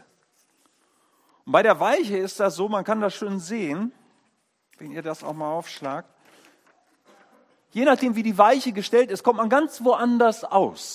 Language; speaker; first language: German; native; German